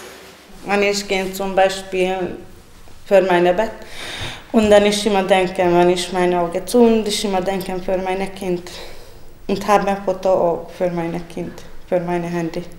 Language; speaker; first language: German; non-native, learner; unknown